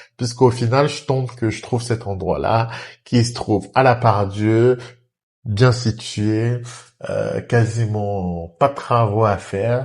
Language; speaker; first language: French; early bilingual, other home language; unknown